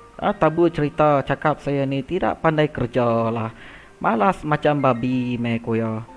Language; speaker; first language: Malay; non-native, local second language; Iban